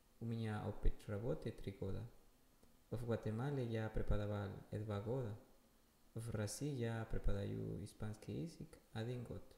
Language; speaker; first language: Russian; non-native, learner; Spanish